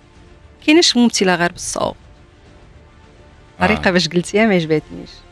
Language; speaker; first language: Arabic; native; Arabic